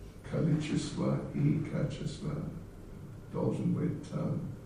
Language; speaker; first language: Russian; non-native, learner; English